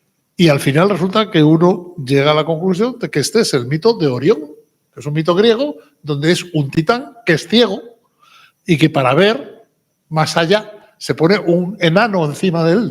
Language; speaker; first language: Spanish; native; Spanish